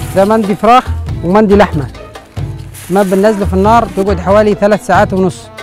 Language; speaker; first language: Egyptian Arabic; native; Egyptian Arabic